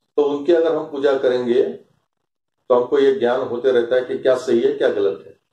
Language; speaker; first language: Hindi; non-native, local second language; Marathi